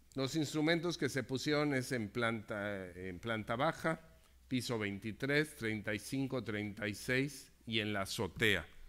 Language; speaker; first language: Spanish; native; Spanish